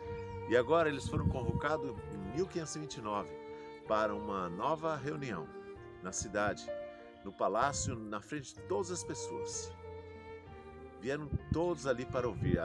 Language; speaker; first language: Portuguese; native; Portuguese